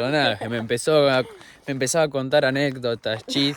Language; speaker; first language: Spanish; native; Spanish